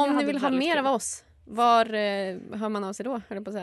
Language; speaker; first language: Swedish; native; Swedish